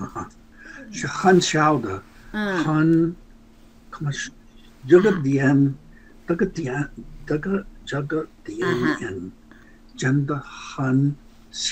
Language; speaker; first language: Chinese; non-native, learner; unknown